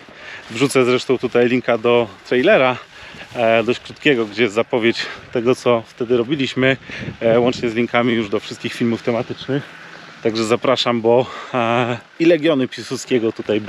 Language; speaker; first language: Polish; native; Polish